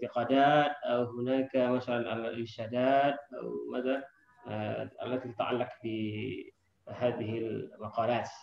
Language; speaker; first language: Arabic; non-native, fluent; Indonesian